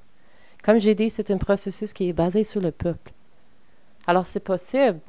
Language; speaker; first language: French; non-native, learner; English